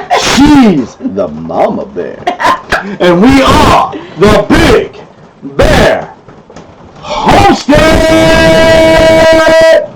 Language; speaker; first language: English; native; English